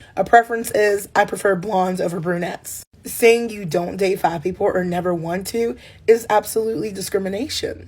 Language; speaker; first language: English; native; English